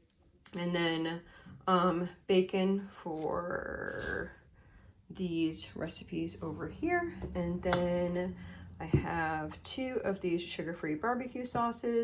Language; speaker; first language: English; native; English